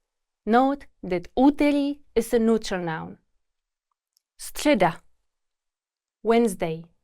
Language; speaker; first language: English; non-native, fluent; Czech